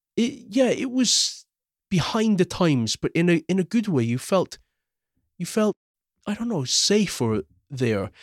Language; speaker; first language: English; native; English